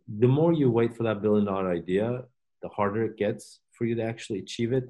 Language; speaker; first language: English; non-native, fluent; Turkish